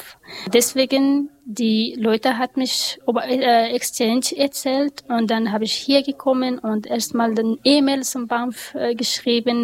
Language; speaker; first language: German; non-native, learner; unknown